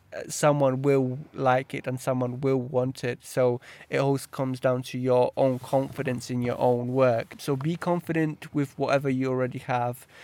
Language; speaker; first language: English; early bilingual, other home language; Polish